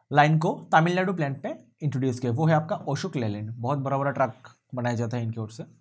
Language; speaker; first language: Hindi; non-native, local second language; Bangla